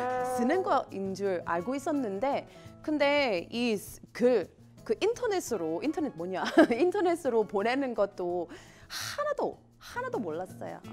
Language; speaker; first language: Korean; non-native, fluent; English